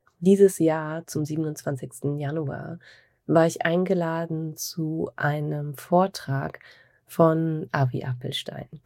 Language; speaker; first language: German; native; German